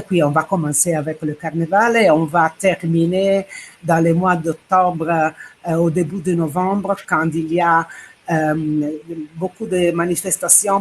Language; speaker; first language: French; non-native, fluent; Italian